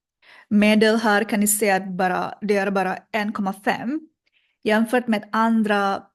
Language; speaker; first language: Swedish; non-native, learner; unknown